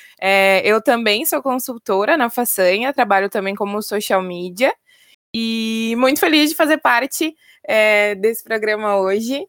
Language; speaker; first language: Portuguese; native; Portuguese